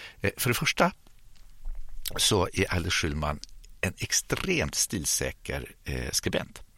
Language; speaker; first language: Swedish; native; Swedish